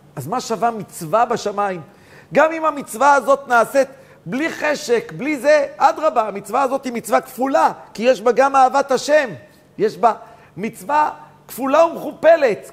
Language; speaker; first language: Hebrew; native; Hebrew